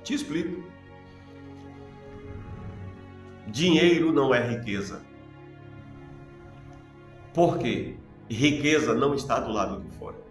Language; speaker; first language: Portuguese; native; Portuguese